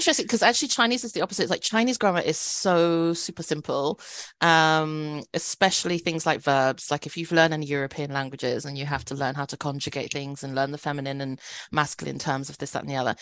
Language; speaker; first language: English; non-native, local second language; Cantonese